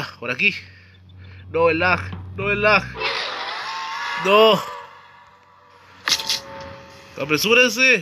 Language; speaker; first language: Spanish; native; Spanish